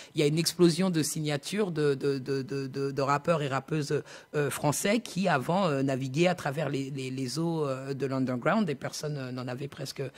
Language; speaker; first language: French; native; French